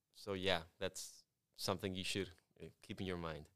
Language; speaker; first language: English; non-native, fluent; Spanish